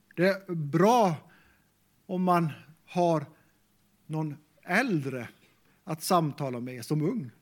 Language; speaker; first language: Swedish; native; Swedish